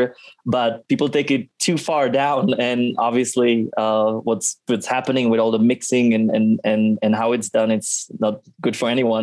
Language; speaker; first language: English; non-native, fluent; Czech